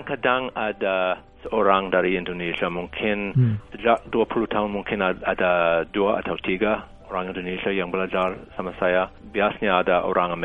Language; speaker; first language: Indonesian; non-native, fluent; English